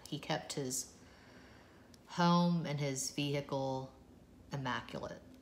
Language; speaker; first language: English; native; English